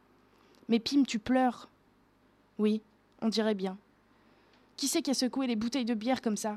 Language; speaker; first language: French; native; French